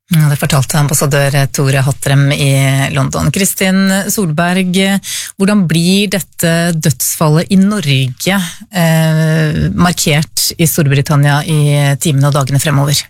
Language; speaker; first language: Norwegian; native; Norwegian